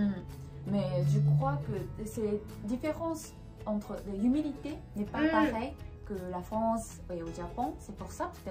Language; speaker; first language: French; non-native, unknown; Japanese